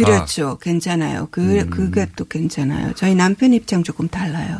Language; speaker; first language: Korean; non-native, fluent; Hungarian